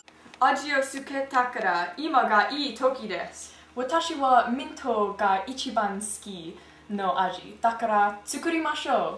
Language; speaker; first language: Japanese; non-native, learner; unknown